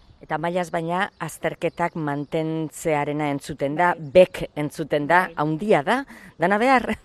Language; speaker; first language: Basque; native; Basque